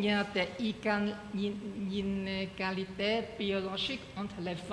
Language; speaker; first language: French; non-native, learner; Chinese